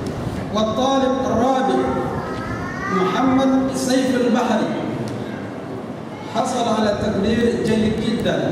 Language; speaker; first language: Arabic; non-native, fluent; Indonesian